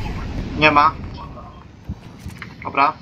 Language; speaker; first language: Polish; native; Polish